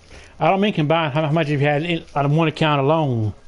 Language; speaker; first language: English; native; English